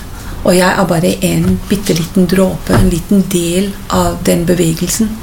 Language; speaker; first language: Norwegian; non-native, fluent; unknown